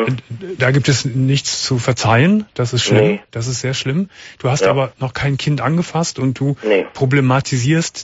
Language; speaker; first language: German; native; German